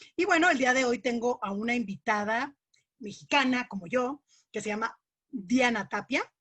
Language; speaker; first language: Spanish; native; Spanish